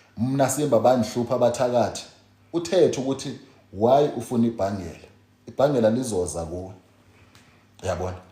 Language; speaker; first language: Zulu; native; Zulu